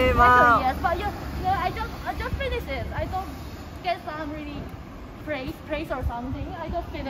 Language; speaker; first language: English; non-native, fluent; Chinese